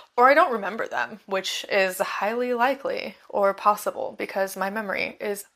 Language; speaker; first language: English; native; English